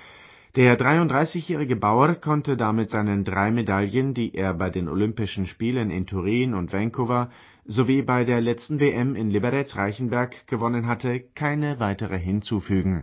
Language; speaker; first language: German; native; German